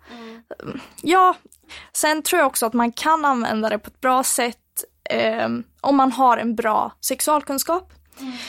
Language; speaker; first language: Swedish; early bilingual, other home language; Romanian